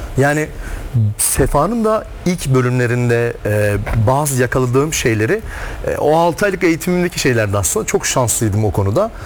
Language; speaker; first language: Turkish; native; Turkish